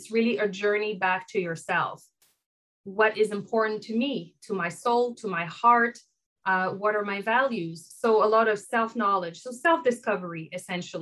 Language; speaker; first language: English; non-native, fluent; French